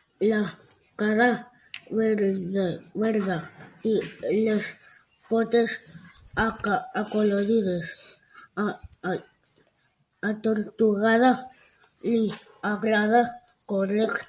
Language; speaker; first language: Catalan; non-native, local second language; Spanish